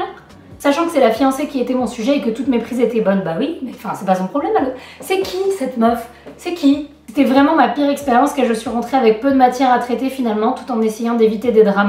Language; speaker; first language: French; native; French